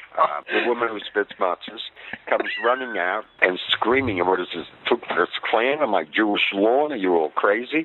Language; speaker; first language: English; native; English